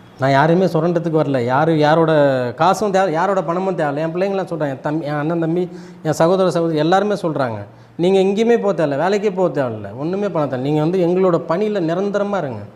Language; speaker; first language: Tamil; early bilingual, other home language; Nepali